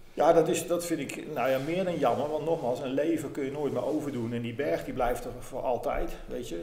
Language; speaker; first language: Dutch; native; Dutch